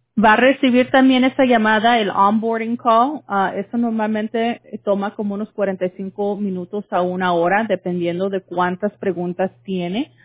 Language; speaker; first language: Spanish; early bilingual, heritage; Spanish